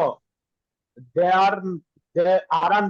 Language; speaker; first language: English; non-native, learner; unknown